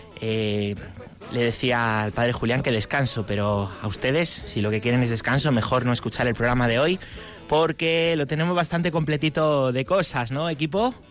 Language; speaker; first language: Spanish; native; Spanish